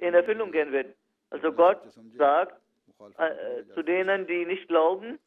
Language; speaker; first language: German; non-native, fluent; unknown